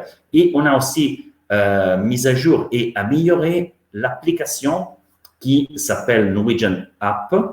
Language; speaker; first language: French; non-native, fluent; Italian